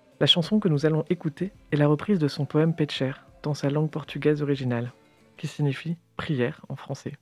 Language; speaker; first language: French; native; French